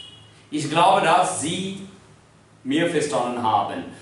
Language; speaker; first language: German; non-native, learner; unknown